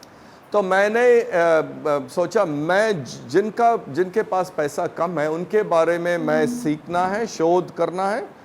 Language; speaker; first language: Hindi; non-native, local second language; Tamil